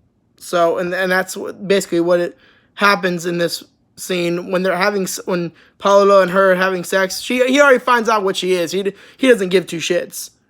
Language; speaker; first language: English; native; English